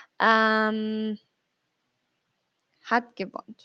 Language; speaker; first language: German; non-native, fluent; Spanish